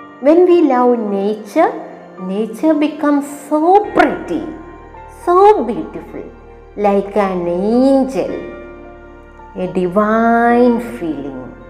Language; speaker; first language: English; non-native, local second language; Malayalam